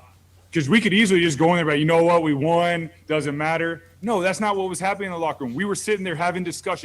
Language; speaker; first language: English; native; English